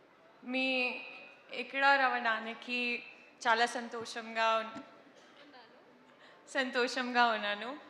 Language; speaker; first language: Telugu; non-native, local second language; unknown